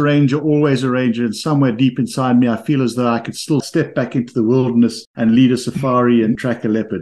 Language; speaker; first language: English; native; English